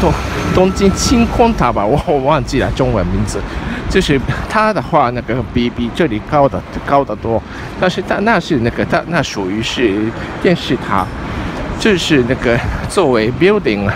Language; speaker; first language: Chinese; non-native, fluent; Japanese